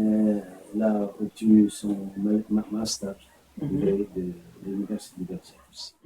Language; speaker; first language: French; non-native, fluent; Arabic